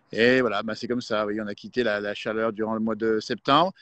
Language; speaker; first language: French; native; French